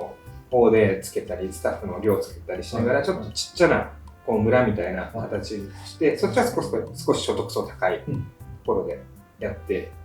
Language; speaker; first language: Japanese; native; Japanese